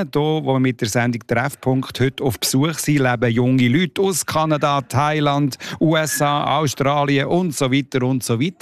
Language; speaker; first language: German; native; German